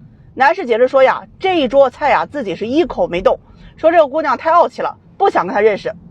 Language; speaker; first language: Chinese; native; Chinese